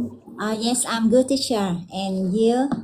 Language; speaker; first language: English; non-native, learner; Vietnamese